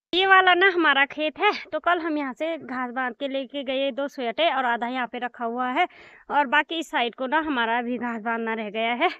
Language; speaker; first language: Hindi; native; Hindi